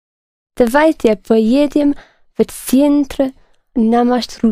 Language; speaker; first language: Russian; non-native, learner; English